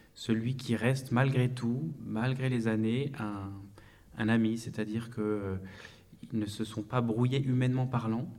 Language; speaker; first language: French; native; French